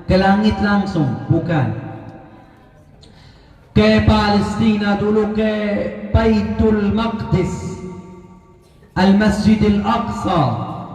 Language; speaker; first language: Indonesian; non-native, fluent; Arabic